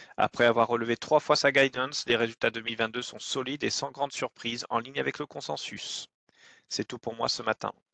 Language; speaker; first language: French; native; French